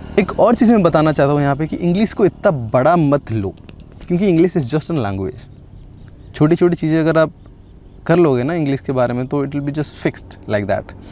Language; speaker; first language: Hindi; non-native, local second language; Odia